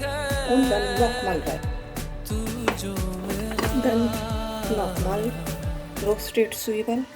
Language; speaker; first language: German; non-native, learner; Hindi